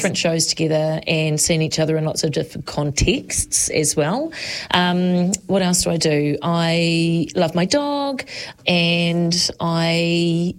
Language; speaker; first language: English; native; English